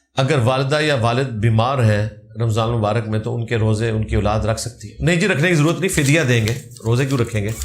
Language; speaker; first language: Urdu; non-native, local second language; Punjabi